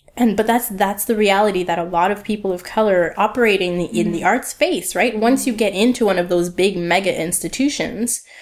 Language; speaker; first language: English; native; English